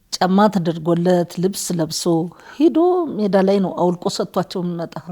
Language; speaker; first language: Amharic; native; Amharic